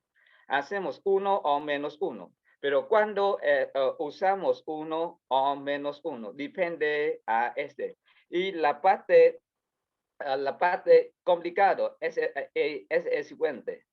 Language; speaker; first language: Spanish; non-native, learner; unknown